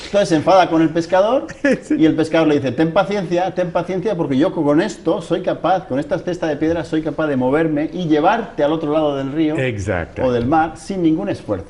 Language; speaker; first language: Spanish; native; Spanish